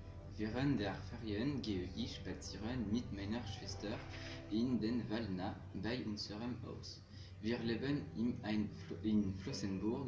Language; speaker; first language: German; non-native, learner; French